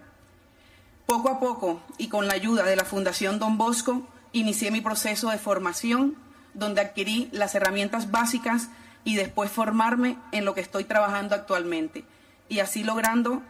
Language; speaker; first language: Spanish; native; Spanish